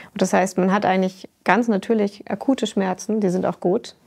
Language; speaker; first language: German; native; German